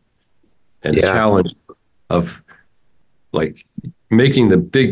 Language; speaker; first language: English; native; English